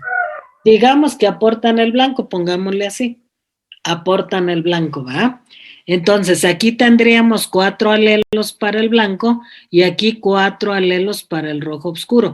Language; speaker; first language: Spanish; native; Spanish